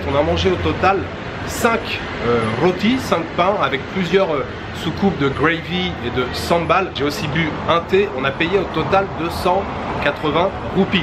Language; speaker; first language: French; native; French